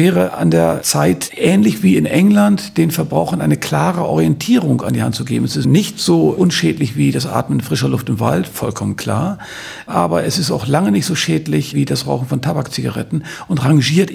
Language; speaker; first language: German; native; German